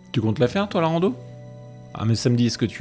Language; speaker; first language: French; native; French